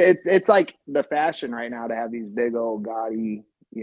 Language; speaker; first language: English; native; English